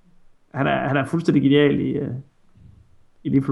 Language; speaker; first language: Danish; native; Danish